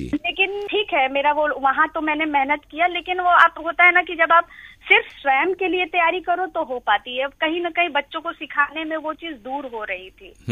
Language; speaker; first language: Hindi; native; Hindi